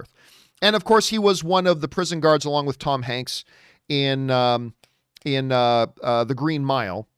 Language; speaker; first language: English; native; English